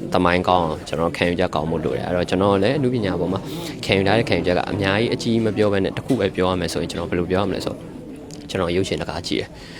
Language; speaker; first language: Burmese; native; Burmese